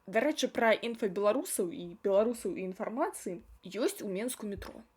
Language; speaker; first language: Belarusian; native; Belarusian